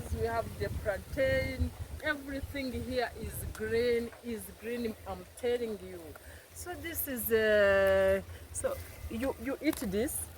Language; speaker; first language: English; non-native, local second language; Kinyarwanda